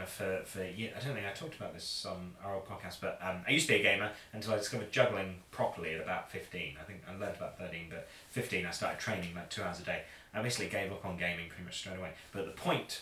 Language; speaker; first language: English; native; English